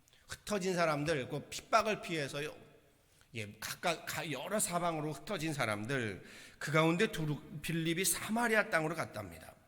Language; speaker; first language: Korean; native; Korean